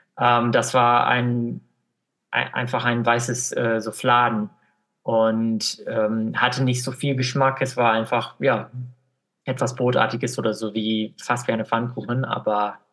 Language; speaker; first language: German; non-native, fluent; English